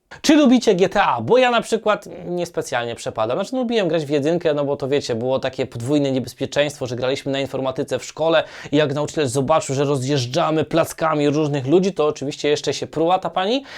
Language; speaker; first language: Polish; native; Polish